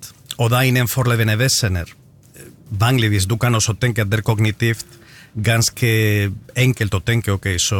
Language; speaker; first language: Norwegian; non-native, fluent; Spanish